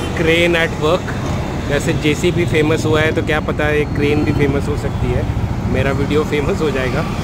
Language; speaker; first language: Hindi; native; Hindi